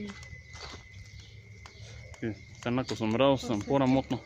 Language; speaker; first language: Spanish; early bilingual, heritage; Spanish